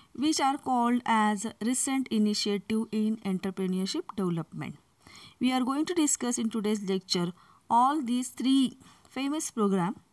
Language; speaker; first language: English; non-native, local second language; Marathi